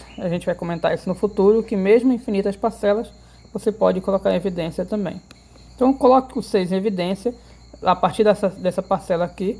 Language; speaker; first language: Portuguese; native; Portuguese